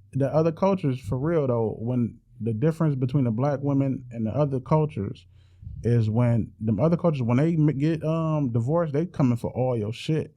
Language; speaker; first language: English; native; English